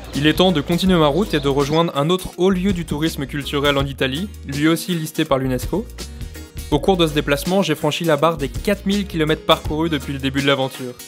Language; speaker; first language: French; native; French